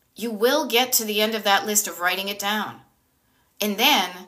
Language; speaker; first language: English; native; English